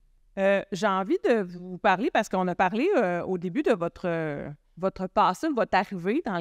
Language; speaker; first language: French; native; French